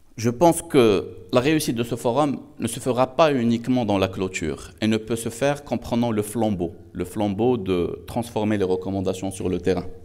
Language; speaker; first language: French; non-native, local second language; Arabic